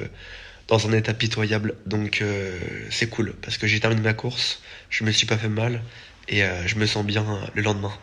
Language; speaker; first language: French; native; French